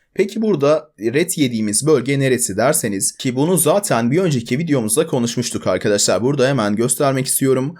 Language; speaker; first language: Turkish; native; Turkish